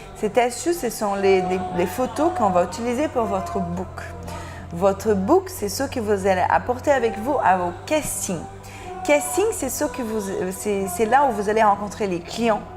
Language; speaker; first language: French; non-native, fluent; Portuguese